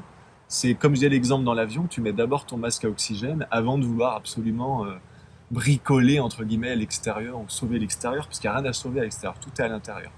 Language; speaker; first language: French; native; French